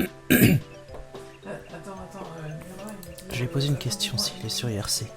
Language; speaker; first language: French; native; French